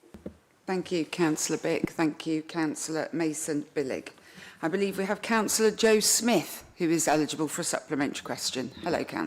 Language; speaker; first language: English; native; English